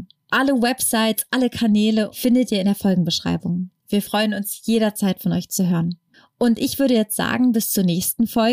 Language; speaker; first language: German; native; German